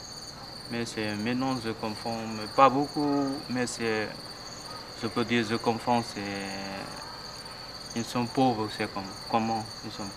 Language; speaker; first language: French; non-native, learner; Vietnamese